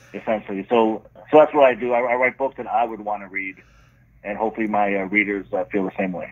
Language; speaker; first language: English; native; English